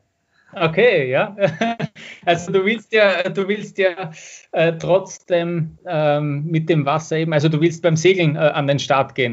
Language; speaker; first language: German; native; German